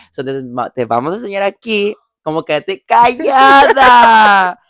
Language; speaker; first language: Spanish; early bilingual, heritage; Spanish